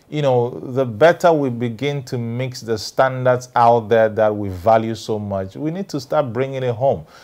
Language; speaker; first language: English; non-native, local second language; Ewe